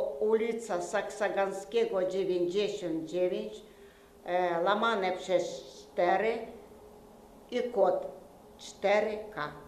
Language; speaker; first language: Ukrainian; non-native, local second language; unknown